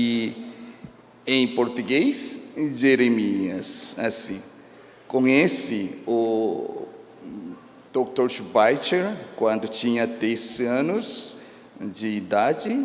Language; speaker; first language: Portuguese; non-native, fluent; Korean